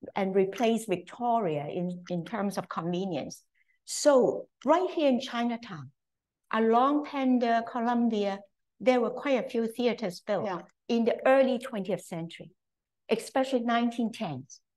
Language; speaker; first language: English; non-native, local second language; Cantonese